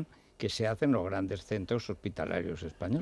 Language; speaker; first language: Spanish; native; Spanish